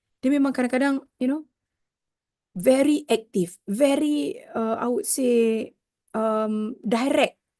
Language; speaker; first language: English; non-native, local second language; Malay